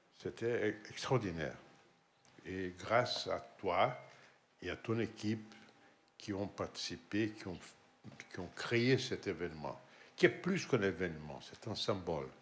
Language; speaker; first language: French; non-native, fluent; Portuguese